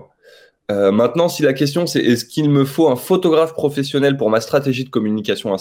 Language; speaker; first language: French; native; French